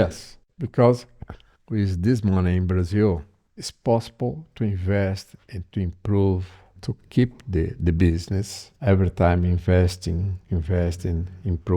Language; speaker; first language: English; non-native, learner; Portuguese